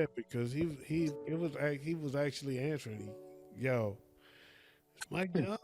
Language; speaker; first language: English; native; English